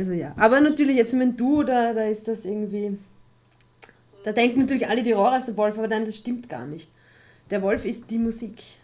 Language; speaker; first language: German; native; German